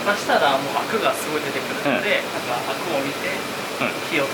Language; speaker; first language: Japanese; native; Japanese